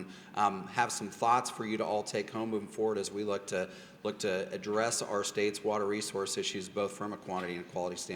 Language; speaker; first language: English; native; English